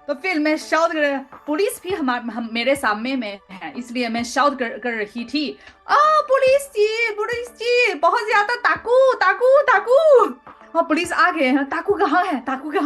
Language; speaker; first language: Hindi; non-native, learner; Chinese